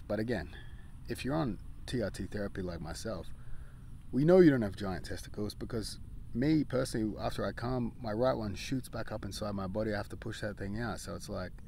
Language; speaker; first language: English; native; English